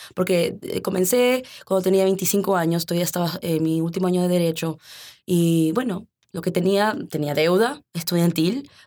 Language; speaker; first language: Spanish; early bilingual, heritage; Spanish